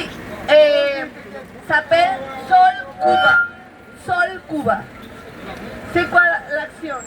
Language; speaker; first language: French; non-native, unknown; Spanish